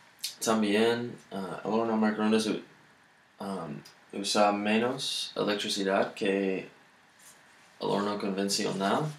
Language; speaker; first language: Spanish; non-native, learner; English